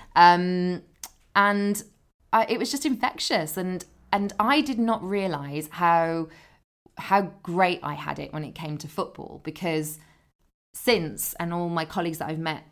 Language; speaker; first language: English; native; English